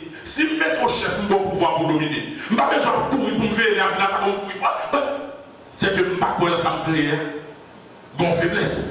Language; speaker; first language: French; non-native, local second language; Haitian Creole